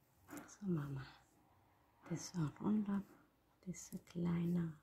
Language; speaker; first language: German; non-native, learner; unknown